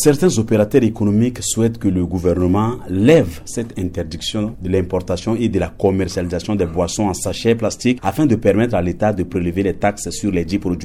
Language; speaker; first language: French; non-native, local second language; Sango